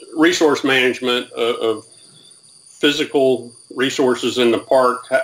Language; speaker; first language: English; native; English